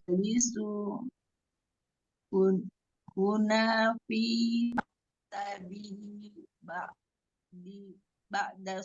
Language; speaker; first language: Arabic; non-native, learner; Indonesian